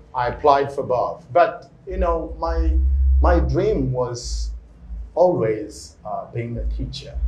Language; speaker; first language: English; non-native, fluent; Portuguese